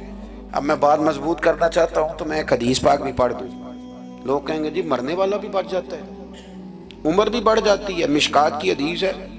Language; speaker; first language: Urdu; non-native, local second language; Punjabi